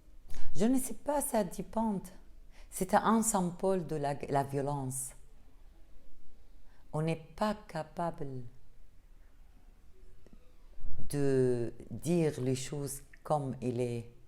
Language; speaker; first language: French; non-native, fluent; Arabic